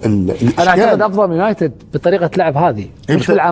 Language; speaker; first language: Arabic; native; Arabic